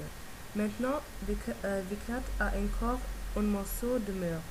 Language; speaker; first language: French; non-native, learner; German